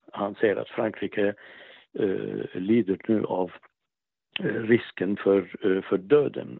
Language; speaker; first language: Swedish; non-native, fluent; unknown